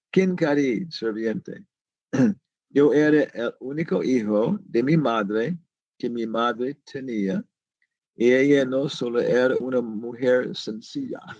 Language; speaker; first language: Spanish; non-native, learner; English